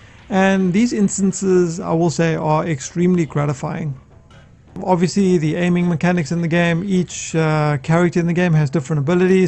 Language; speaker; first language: English; native; English